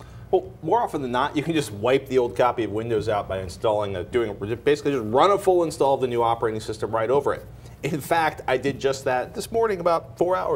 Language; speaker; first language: English; native; English